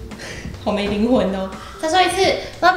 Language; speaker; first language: Chinese; native; Chinese